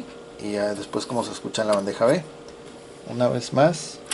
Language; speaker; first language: Spanish; native; Spanish